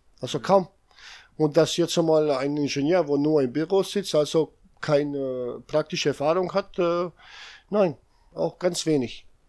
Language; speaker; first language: German; non-native, fluent; Serbian